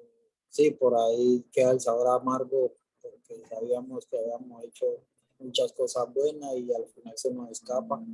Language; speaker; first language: Spanish; native; Spanish